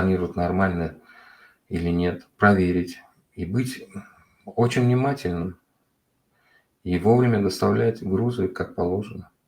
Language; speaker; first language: Russian; non-native, local second language; Uzbek